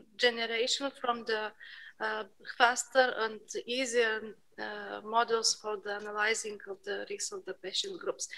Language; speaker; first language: English; non-native, fluent; Bulgarian